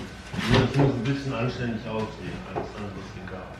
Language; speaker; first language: German; native; German